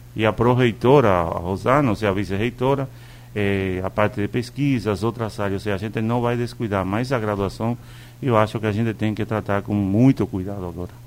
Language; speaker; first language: Portuguese; non-native, fluent; Spanish